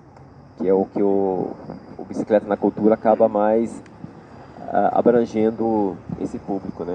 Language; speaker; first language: Portuguese; native; Portuguese